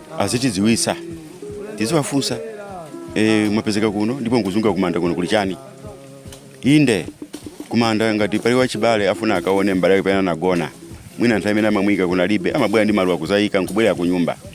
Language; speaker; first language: Nyanja; native; Nyanja